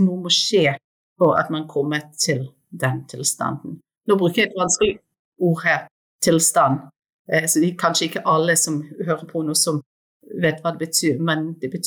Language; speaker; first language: Norwegian; non-native, fluent; English